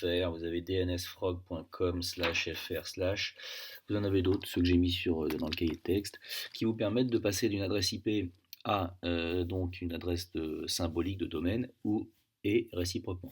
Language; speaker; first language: French; native; French